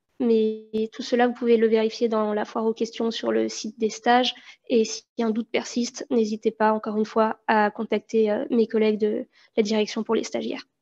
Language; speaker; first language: French; native; French